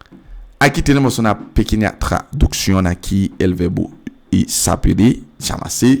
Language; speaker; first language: Spanish; non-native, fluent; French